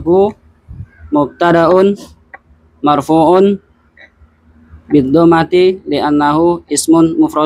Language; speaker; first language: Arabic; non-native, learner; Indonesian